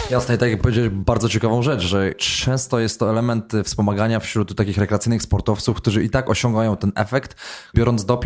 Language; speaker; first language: Polish; native; Polish